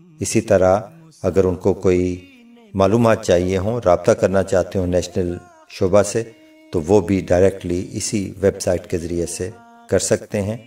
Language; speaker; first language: Urdu; native; Urdu